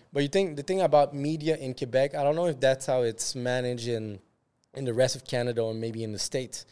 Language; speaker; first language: English; native; English